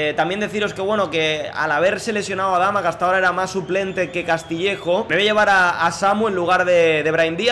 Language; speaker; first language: Spanish; native; Spanish